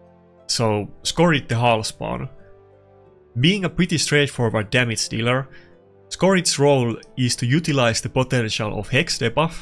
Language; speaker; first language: English; non-native, fluent; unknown